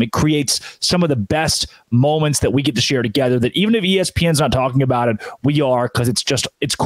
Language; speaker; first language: English; native; English